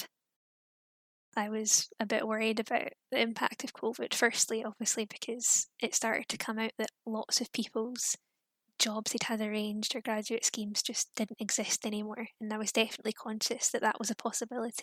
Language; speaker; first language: English; native; English